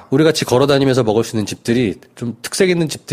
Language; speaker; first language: Korean; native; Korean